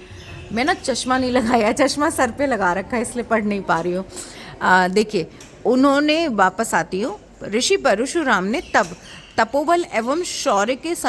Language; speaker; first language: Hindi; native; Hindi